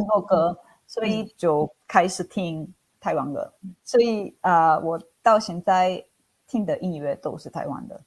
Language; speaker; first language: Chinese; non-native, fluent; Italian